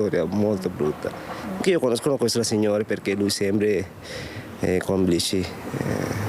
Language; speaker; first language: Italian; non-native, learner; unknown